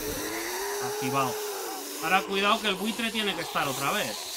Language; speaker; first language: Spanish; native; Spanish